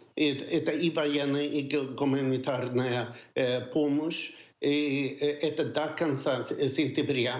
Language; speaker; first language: Russian; non-native, fluent; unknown